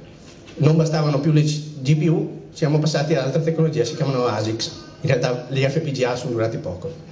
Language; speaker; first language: Italian; native; Italian